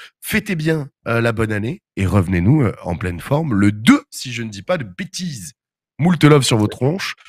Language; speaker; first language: French; native; French